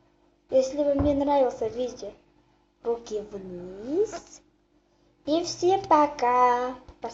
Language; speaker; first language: Russian; non-native, local second language; Kazakh